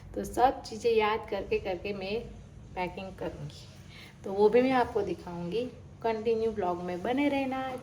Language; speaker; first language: Hindi; non-native, local second language; Gujarati